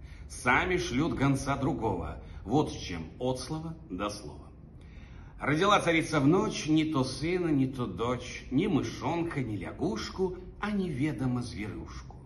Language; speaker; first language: Russian; native; Russian